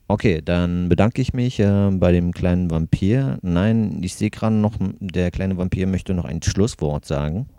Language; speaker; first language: German; native; German